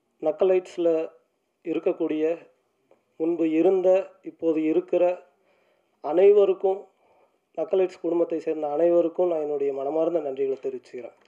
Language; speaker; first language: Tamil; native; Tamil